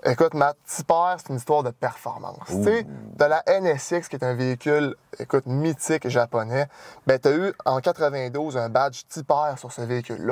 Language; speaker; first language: French; native; French